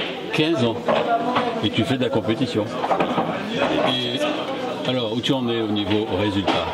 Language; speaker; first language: French; native; French